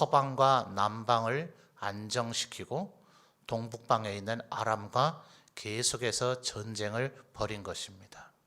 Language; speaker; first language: Korean; native; Korean